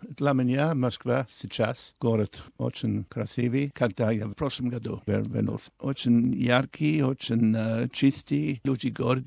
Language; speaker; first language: Russian; non-native, learner; English